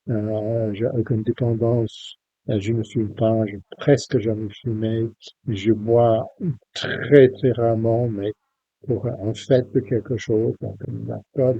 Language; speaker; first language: French; non-native, fluent; English